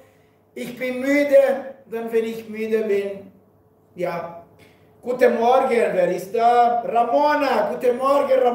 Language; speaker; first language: German; non-native, learner; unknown